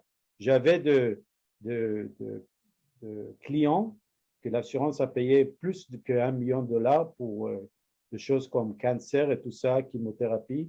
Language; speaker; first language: French; non-native, learner; Spanish